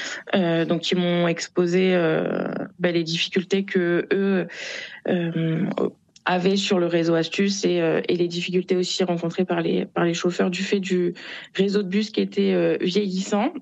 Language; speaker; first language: French; native; French